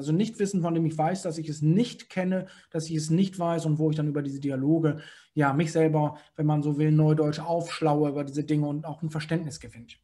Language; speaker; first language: German; native; German